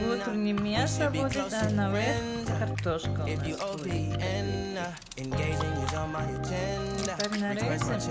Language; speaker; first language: Russian; non-native, learner; Tajik